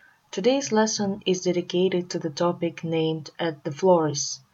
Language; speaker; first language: English; non-native, fluent; Russian